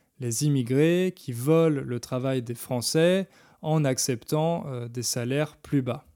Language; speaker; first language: French; native; French